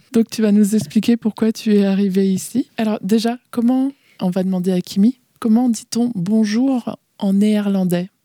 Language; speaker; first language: French; native; French